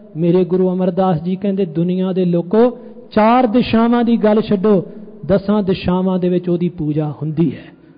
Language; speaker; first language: Punjabi; early bilingual, heritage; Punjabi